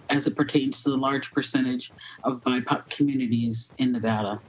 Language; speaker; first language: English; native; English